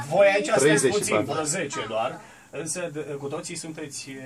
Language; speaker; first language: Romanian; native; Romanian